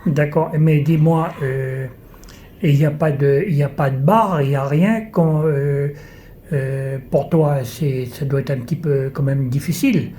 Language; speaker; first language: French; native; French